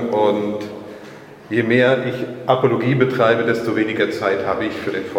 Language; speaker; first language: German; native; German